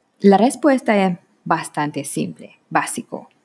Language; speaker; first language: Spanish; non-native, learner; Hungarian